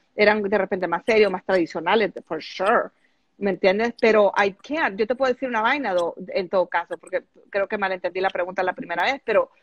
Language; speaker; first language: Spanish; native; Spanish